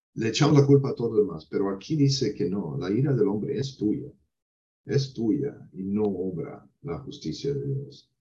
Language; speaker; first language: Spanish; non-native, fluent; English